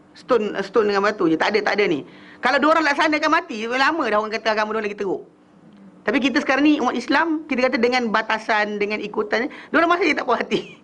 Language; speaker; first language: Malay; native; Malay